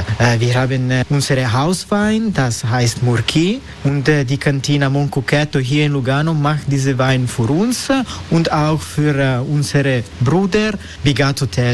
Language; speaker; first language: German; non-native, learner; Italian